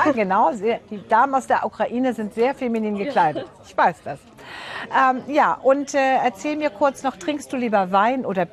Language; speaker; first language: German; native; German